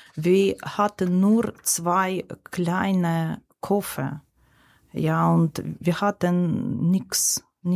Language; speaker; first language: German; non-native, learner; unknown